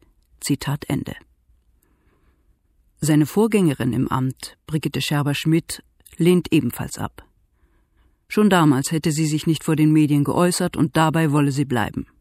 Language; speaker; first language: German; native; German